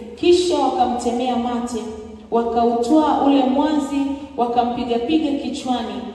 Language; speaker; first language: Swahili; native; Swahili